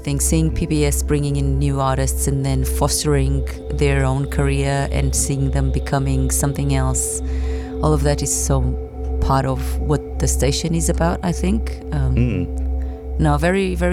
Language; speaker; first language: English; non-native, fluent; Portuguese